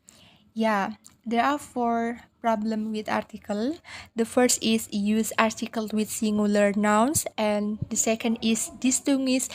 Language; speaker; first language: English; non-native, learner; Indonesian